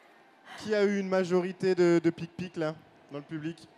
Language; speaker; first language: French; native; French